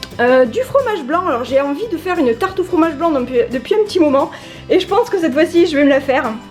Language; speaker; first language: French; native; French